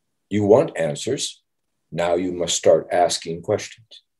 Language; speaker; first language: English; native; English